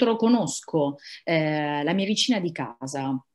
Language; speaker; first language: Italian; native; Italian